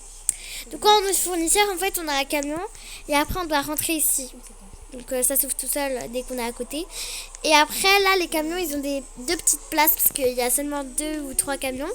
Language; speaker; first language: French; native; French